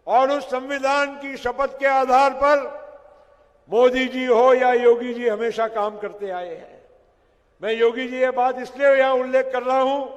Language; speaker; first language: Hindi; non-native, local second language; Gujarati